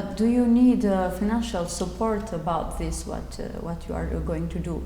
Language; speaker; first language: English; non-native, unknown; Albanian